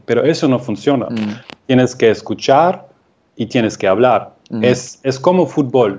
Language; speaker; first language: Spanish; non-native, fluent; German